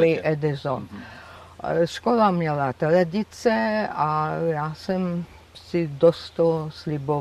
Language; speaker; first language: Czech; non-native, fluent; Georgian